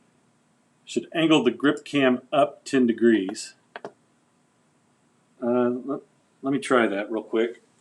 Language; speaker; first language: English; native; English